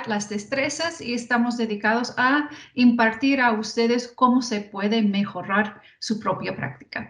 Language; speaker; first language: Spanish; non-native, fluent; English